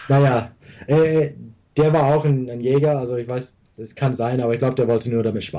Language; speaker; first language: German; early bilingual, heritage; English